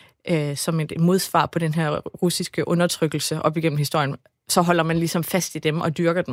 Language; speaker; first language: Danish; native; Danish